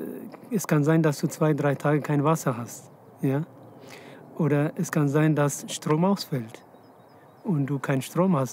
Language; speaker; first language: German; non-native, fluent; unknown